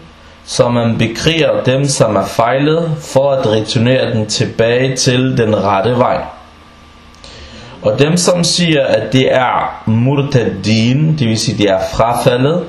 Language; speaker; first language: Danish; non-native, fluent; Arabic